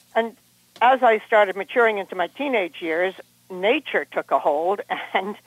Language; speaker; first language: English; native; English